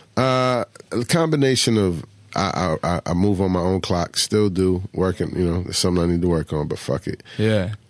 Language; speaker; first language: English; native; English